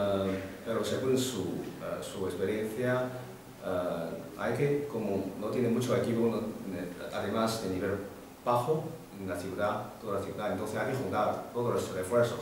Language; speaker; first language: Spanish; non-native, fluent; Chinese